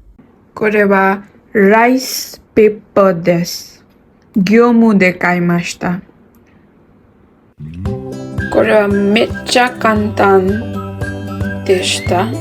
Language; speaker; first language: Japanese; non-native, learner; Nepali